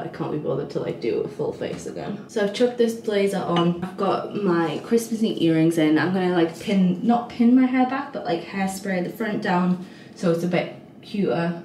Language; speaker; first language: English; native; English